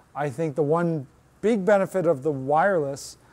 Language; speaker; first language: English; native; English